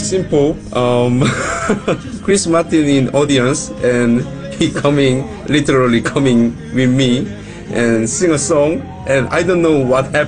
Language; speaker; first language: English; non-native, learner; Korean